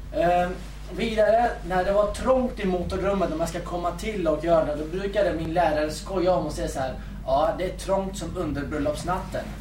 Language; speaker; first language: Swedish; early bilingual, other home language; Kurdish